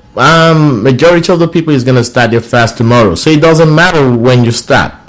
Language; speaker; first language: English; non-native, local second language; Yoruba